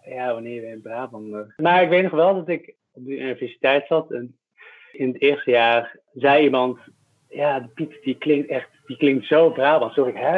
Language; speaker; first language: Dutch; early bilingual, other home language; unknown